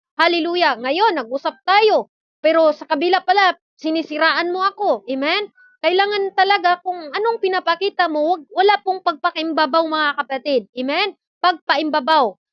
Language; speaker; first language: Filipino; non-native, local second language; Cebuano